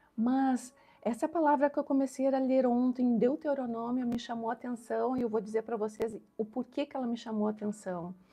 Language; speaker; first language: Portuguese; native; Portuguese